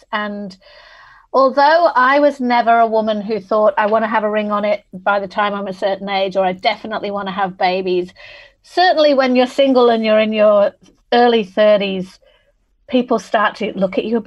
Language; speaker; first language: English; native; English